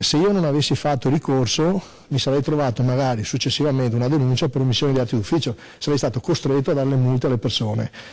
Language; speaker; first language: Italian; native; Italian